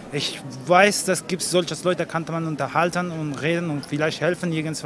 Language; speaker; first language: German; non-native, learner; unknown